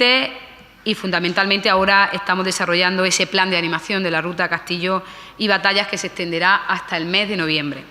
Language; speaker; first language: Spanish; native; Spanish